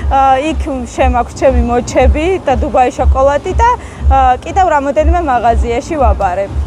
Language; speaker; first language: Georgian; native; Georgian